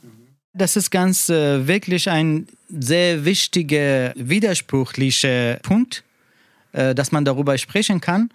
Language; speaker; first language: German; non-native, learner; Persian